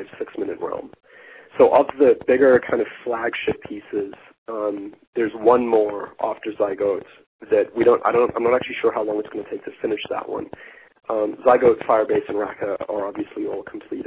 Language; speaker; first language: English; native; English